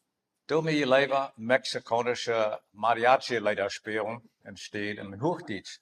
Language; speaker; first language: German; non-native, learner; Plautdietsch